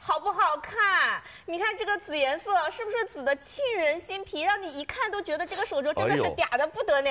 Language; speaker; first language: Chinese; native; Chinese